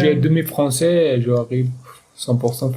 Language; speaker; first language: French; non-native, learner; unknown